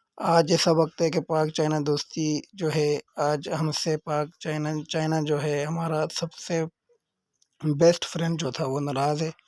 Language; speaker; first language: Urdu; non-native, local second language; Northern Hindko